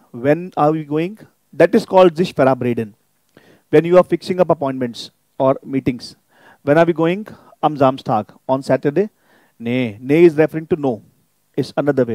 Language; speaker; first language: English; non-native, local second language; Hindi